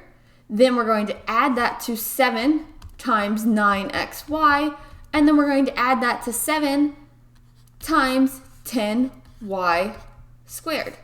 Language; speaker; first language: English; native; English